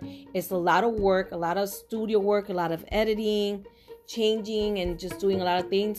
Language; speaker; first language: English; non-native, fluent; Spanish